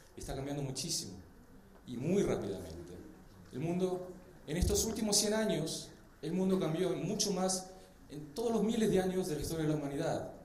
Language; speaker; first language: Spanish; early bilingual, other home language; Korean